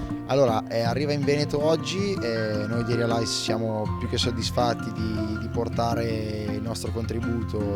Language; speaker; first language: Italian; native; Italian